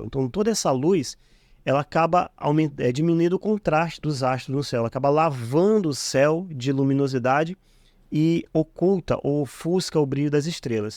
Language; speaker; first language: Portuguese; native; Portuguese